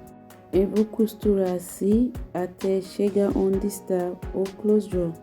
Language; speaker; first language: Portuguese; non-native, learner; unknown